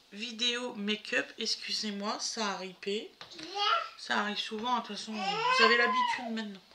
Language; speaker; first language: French; native; French